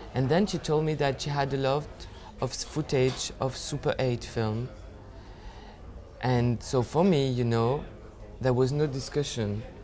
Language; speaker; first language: English; non-native, fluent; French